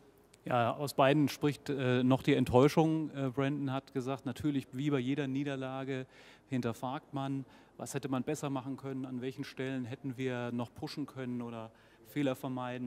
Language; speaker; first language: German; native; German